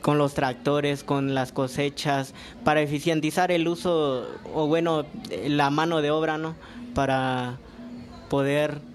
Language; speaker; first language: Spanish; non-native, local second language; Mixtepec Mixtec